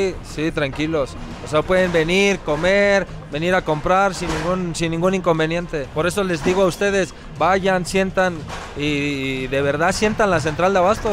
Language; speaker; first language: Spanish; native; Spanish